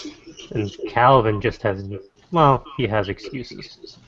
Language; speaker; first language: English; native; English